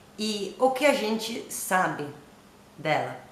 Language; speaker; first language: Portuguese; non-native, learner; Italian